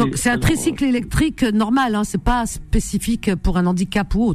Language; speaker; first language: French; native; French